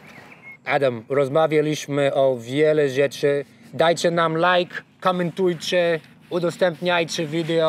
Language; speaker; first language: Polish; non-native, learner; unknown